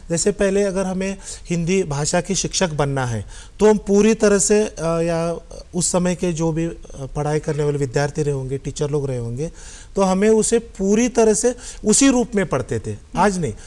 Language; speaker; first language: Hindi; non-native, local second language; Kannada